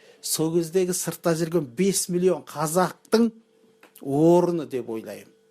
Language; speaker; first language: Kazakh; early bilingual, heritage; Kazakh